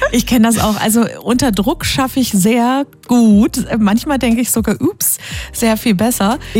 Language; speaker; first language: German; native; German